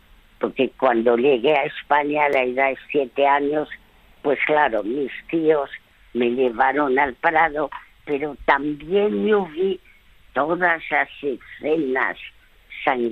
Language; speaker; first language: Spanish; early bilingual, other home language; French